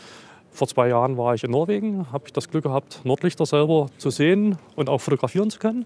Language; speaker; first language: German; native; German